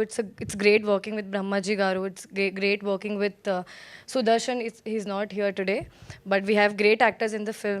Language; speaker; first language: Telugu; non-native, learner; Hindi